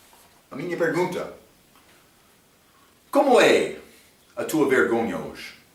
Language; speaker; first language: Portuguese; non-native, fluent; English